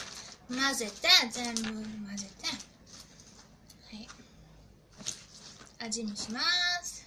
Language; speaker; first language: Japanese; non-native, fluent; German